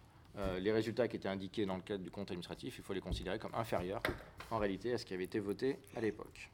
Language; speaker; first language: French; native; French